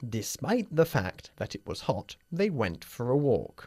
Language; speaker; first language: English; native; English